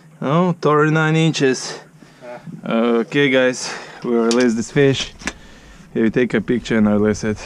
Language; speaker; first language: English; non-native, learner; Ukrainian